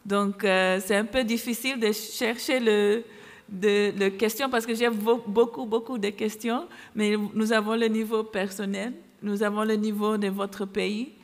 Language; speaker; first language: French; non-native, learner; Dutch